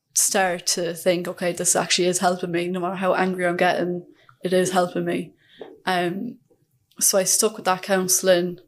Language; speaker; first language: English; native; English